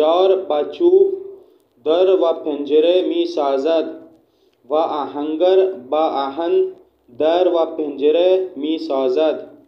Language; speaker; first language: Persian; non-native, fluent; Urdu